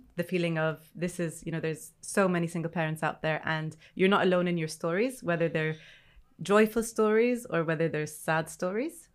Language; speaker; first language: English; non-native, fluent; Arabic